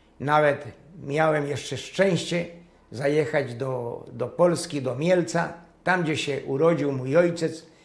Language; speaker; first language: Polish; early bilingual, heritage; Polish